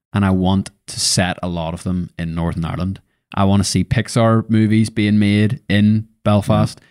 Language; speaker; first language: English; native; English